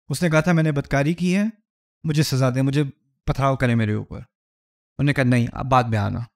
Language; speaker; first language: Urdu; native; Urdu